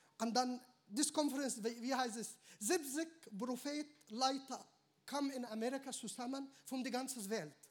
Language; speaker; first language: German; non-native, learner; Arabic